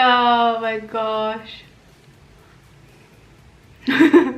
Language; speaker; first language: Mongolian; native; Mongolian